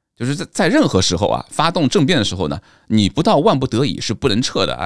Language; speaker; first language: Chinese; native; Chinese